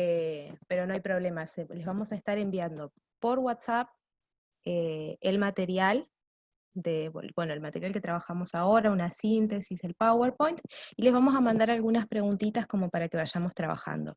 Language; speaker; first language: Spanish; native; Spanish